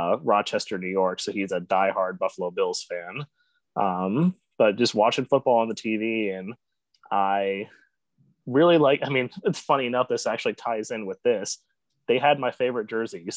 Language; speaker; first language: English; native; English